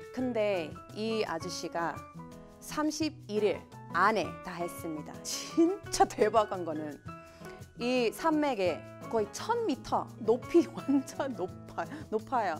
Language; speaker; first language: Korean; non-native, fluent; English